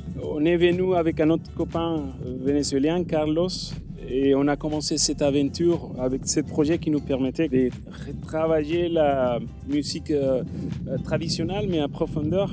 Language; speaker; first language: French; non-native, fluent; Spanish